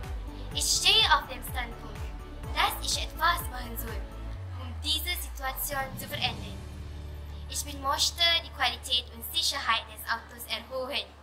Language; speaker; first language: German; non-native, learner; Malay